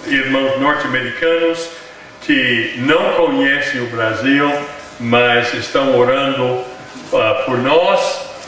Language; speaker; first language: Portuguese; non-native, fluent; English